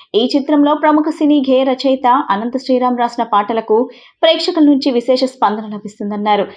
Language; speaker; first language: Telugu; native; Telugu